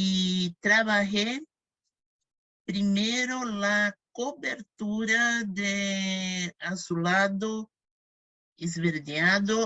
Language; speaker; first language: Spanish; non-native, fluent; Portuguese